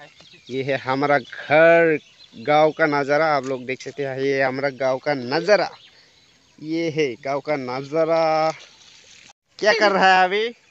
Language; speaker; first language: Hindi; non-native, local second language; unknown